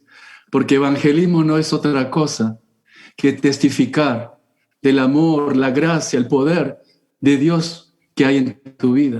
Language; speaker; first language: Spanish; non-native, fluent; Korean